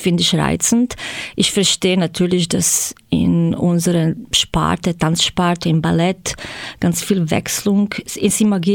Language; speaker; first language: German; non-native, fluent; Croatian